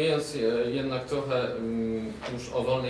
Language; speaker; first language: Polish; native; Polish